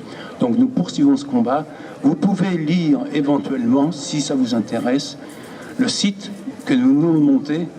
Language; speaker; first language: French; native; French